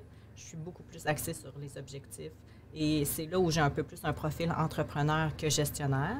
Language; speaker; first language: French; native; French